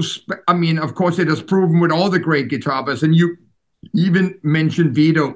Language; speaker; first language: English; non-native, fluent; Danish